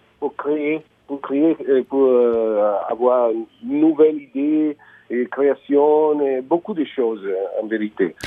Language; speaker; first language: French; non-native, learner; Italian